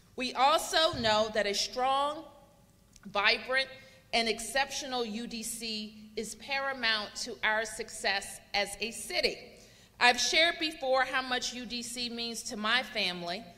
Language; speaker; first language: English; native; English